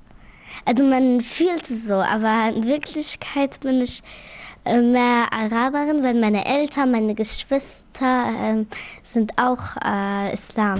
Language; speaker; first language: German; early bilingual, other home language; Arabic